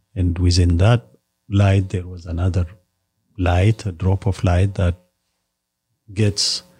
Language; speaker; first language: English; non-native, fluent; Amharic